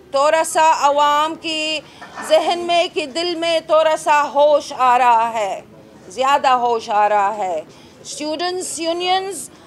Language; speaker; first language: Urdu; non-native, fluent; Arabic